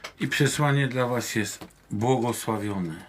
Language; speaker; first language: Polish; native; Polish